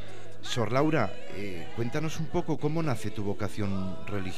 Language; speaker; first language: Spanish; native; Spanish